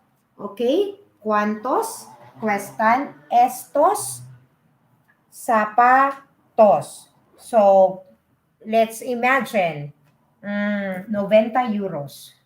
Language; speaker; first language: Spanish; non-native, learner; Filipino